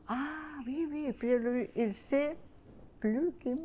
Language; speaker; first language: French; non-native, learner; Russian